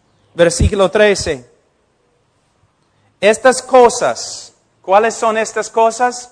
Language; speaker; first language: Spanish; non-native, fluent; English